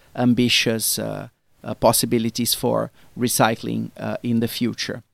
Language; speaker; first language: English; non-native, fluent; Portuguese